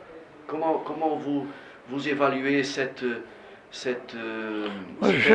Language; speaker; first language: French; non-native, fluent; Portuguese